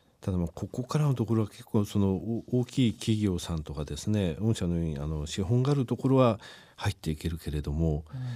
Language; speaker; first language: Japanese; native; Japanese